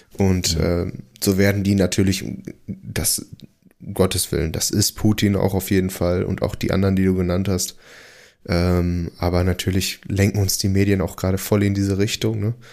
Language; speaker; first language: German; early bilingual, other home language; Portuguese